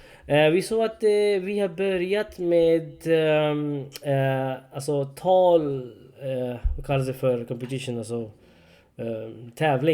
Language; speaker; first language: Swedish; non-native, learner; Urdu